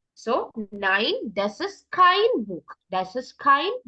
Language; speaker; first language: German; non-native, fluent; Malayalam